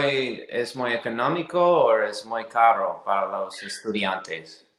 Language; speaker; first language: Spanish; non-native, learner; English